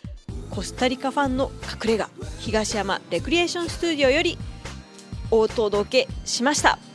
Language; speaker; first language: Japanese; native; Japanese